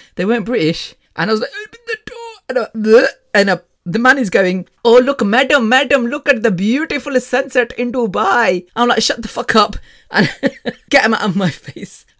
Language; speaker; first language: English; early bilingual, other home language; Punjabi